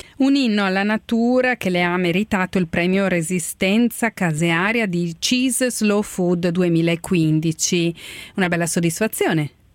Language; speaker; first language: Italian; native; Italian